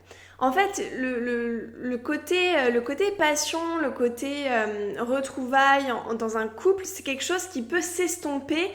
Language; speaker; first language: French; native; French